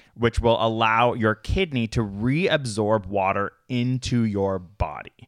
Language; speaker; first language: English; native; English